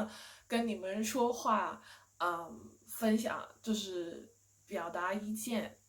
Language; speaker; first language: Chinese; non-native, fluent; English